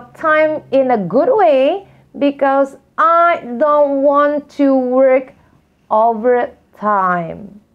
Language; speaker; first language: English; non-native, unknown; Indonesian